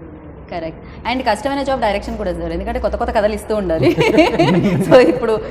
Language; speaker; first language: Telugu; native; Telugu